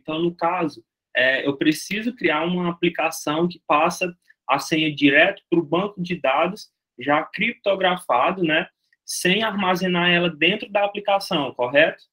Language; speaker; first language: Portuguese; native; Portuguese